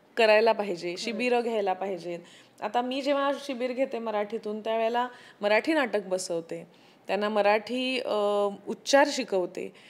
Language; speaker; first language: Marathi; native; Marathi